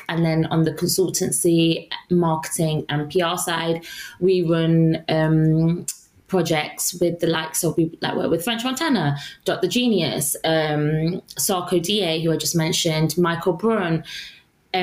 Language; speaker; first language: English; native; English